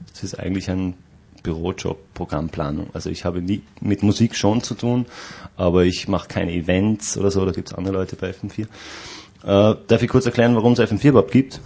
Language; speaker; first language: German; native; German